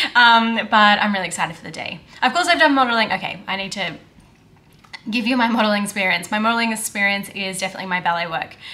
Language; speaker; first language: English; native; English